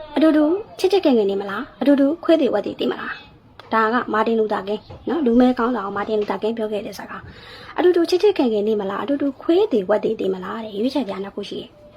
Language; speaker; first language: Burmese; non-native, local second language; Hakha Chin